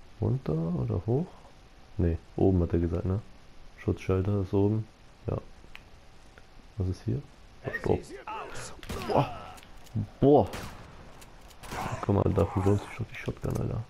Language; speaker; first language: German; native; German